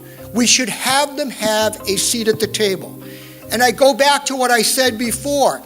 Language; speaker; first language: English; native; English